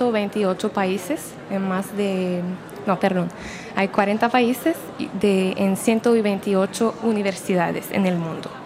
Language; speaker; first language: Spanish; non-native, fluent; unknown